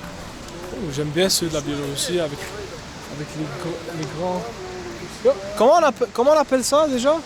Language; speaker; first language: French; non-native, local second language; Arabic